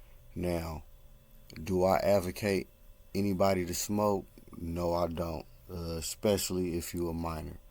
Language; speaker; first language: English; native; English